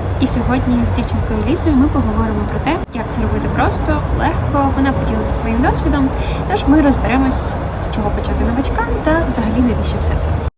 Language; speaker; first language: Ukrainian; native; Ukrainian